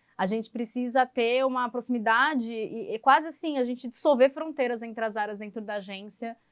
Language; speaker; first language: Portuguese; native; Portuguese